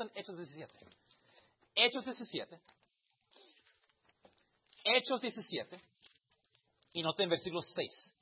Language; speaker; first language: Spanish; early bilingual, heritage; Spanish